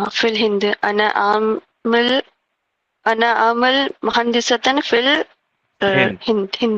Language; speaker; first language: Arabic; non-native, learner; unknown